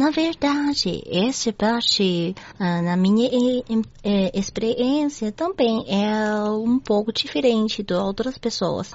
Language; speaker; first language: Portuguese; non-native, learner; Chinese